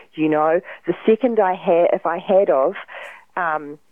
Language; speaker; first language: English; native; English